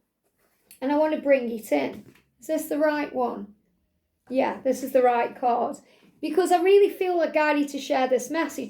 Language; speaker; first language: English; native; English